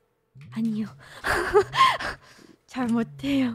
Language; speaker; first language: Korean; non-native, learner; English